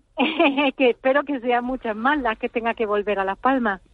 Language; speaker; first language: Spanish; native; Spanish